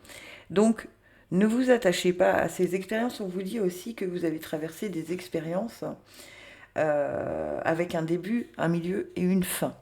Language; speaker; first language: French; native; French